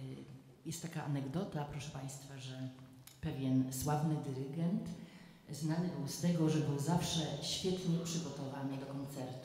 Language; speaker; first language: Polish; native; Polish